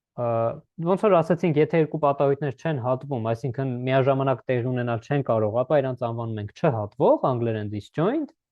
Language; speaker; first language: Armenian; native; Armenian